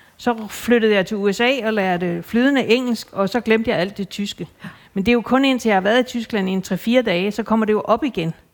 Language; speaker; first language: Danish; native; Danish